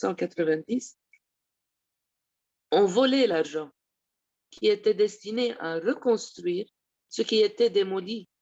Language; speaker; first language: French; non-native, local second language; Arabic